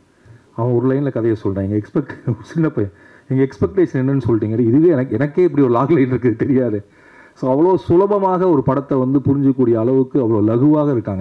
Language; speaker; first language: Tamil; native; Tamil